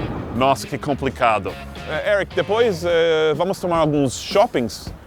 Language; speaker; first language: Portuguese; non-native, fluent; English